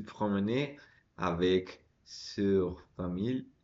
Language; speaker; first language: French; non-native, learner; Spanish